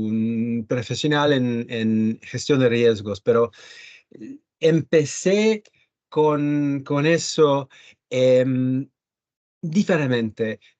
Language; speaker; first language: Spanish; early bilingual, heritage; Spanish